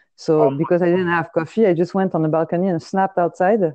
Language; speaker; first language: English; non-native, fluent; French